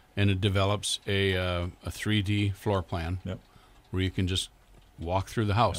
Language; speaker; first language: English; native; English